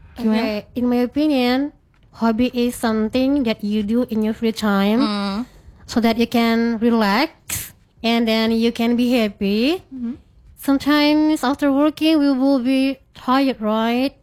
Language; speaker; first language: English; non-native, fluent; Indonesian